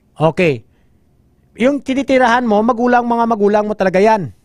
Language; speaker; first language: Filipino; non-native, local second language; Hiligaynon